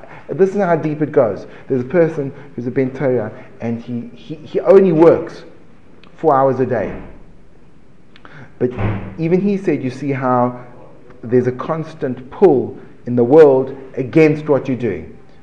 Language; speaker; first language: English; native; English